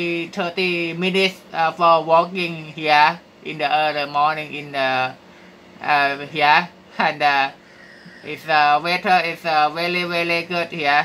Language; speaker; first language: English; non-native, learner; Thai